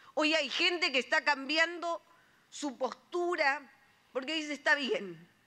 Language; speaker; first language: Spanish; native; Spanish